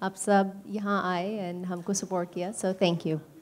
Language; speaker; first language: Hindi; early bilingual, heritage; English